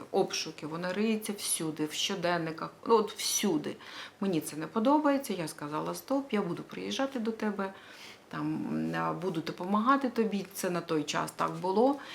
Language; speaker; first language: Ukrainian; non-native, local second language; Russian